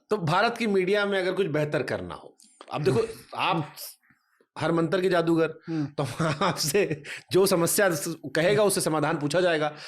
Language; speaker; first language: Hindi; native; Hindi